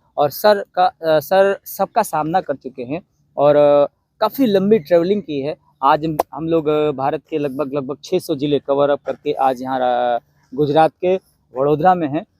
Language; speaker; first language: Hindi; non-native, local second language; Gujarati